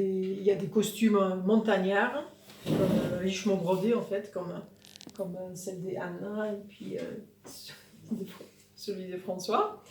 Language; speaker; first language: French; non-native, fluent; Polish